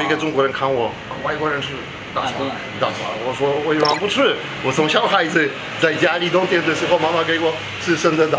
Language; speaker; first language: Chinese; non-native, fluent; Polish